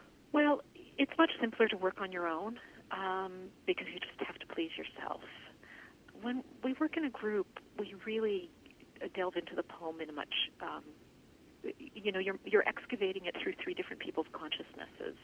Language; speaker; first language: English; native; English